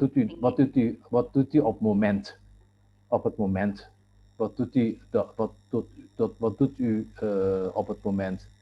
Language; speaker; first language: Dutch; non-native, fluent; Indonesian